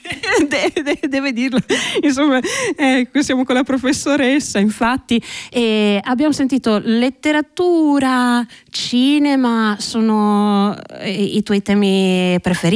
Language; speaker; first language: Italian; native; Italian